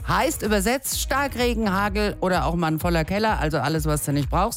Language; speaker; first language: German; native; German